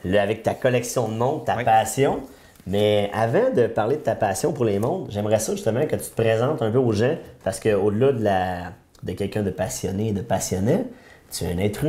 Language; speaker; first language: French; native; French